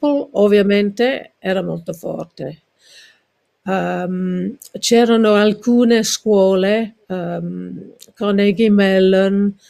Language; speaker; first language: Italian; non-native, fluent; English